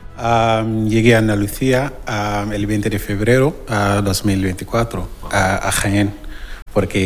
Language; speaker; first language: Spanish; non-native, learner; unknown